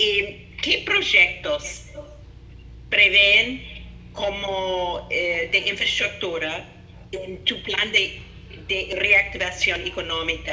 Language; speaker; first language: Spanish; non-native, fluent; English